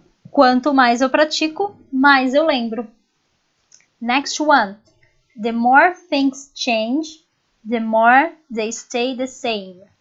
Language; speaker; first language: English; non-native, fluent; Portuguese